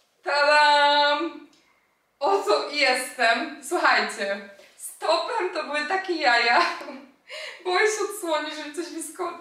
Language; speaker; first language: Polish; native; Polish